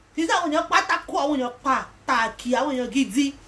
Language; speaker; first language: English; non-native, local second language; Yoruba